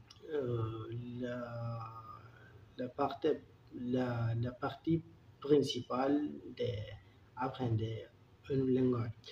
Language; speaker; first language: French; non-native, learner; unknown